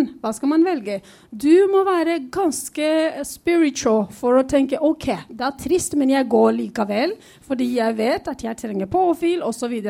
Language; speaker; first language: Norwegian; non-native, fluent; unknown